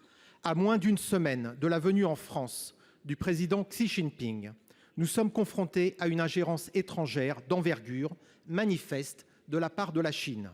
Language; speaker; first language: French; native; French